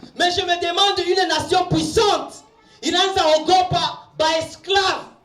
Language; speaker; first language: French; non-native, local second language; Swahili